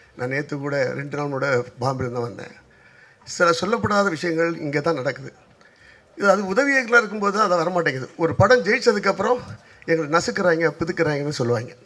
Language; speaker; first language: Tamil; native; Tamil